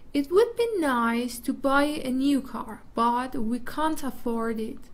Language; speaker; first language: English; non-native, fluent; Persian